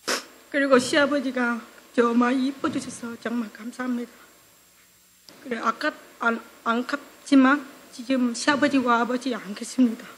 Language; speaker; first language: Korean; non-native, learner; Vietnamese